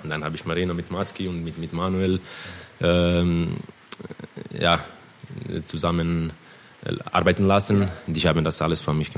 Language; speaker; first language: German; non-native, fluent; Croatian